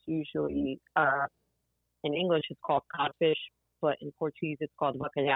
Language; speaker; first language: English; early bilingual, other home language; Portuguese